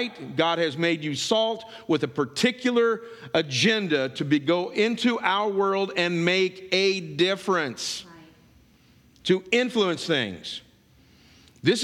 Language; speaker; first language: English; native; English